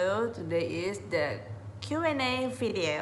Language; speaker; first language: English; non-native, learner; Indonesian